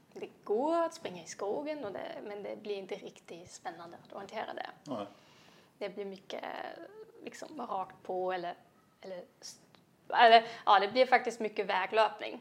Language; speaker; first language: Swedish; non-native, fluent; German